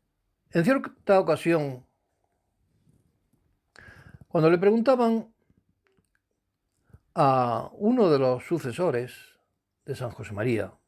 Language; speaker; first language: Spanish; native; Spanish